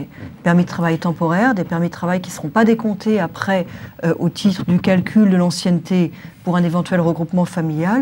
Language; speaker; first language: French; native; French